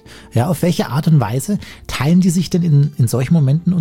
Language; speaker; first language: German; native; German